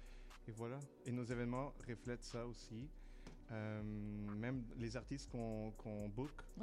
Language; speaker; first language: French; native; French